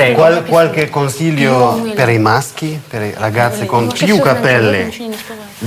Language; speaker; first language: Italian; non-native, fluent; Russian